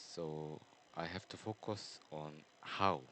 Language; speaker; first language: English; non-native, learner; Korean